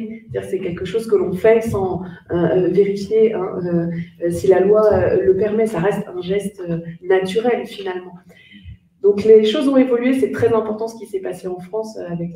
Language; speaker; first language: French; native; French